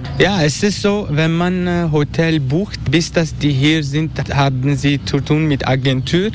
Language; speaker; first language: German; non-native, fluent; Turkish